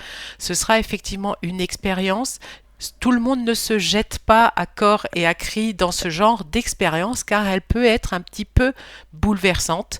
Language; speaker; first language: French; native; French